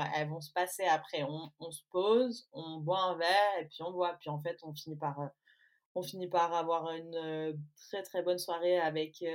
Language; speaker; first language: French; native; French